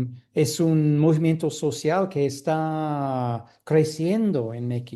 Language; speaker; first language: Spanish; non-native, fluent; English